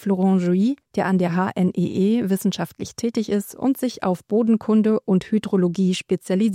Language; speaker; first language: German; native; German